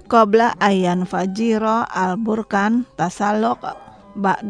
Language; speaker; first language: Arabic; non-native, fluent; Indonesian